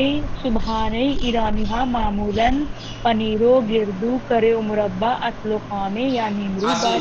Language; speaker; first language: Persian; non-native, learner; Urdu